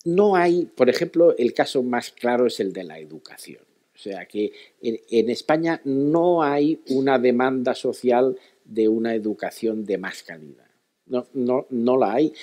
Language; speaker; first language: Spanish; native; Spanish